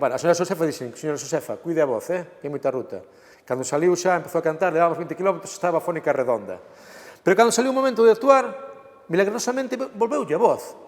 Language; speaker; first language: Galician; native; Galician